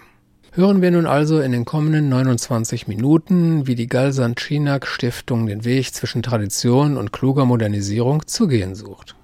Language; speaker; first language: German; native; German